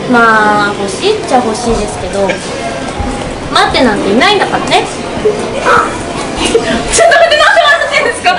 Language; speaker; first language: Japanese; native; Japanese